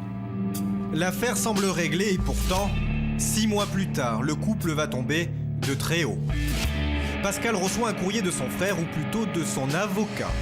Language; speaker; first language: French; native; French